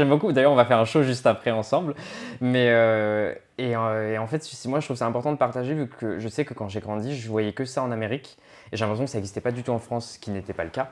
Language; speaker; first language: French; native; French